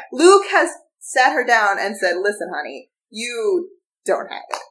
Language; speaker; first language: English; native; English